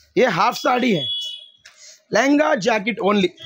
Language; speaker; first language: Hindi; non-native, local second language; Telugu